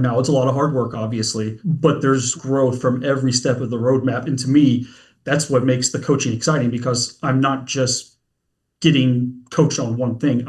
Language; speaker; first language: English; native; English